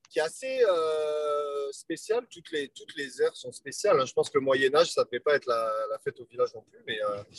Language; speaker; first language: French; native; French